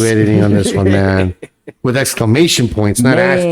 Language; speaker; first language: English; native; English